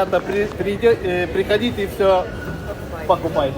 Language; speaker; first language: Russian; non-native, fluent; Lithuanian